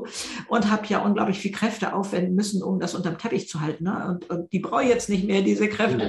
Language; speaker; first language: German; native; German